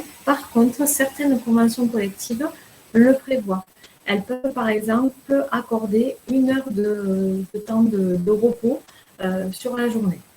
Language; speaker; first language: French; native; French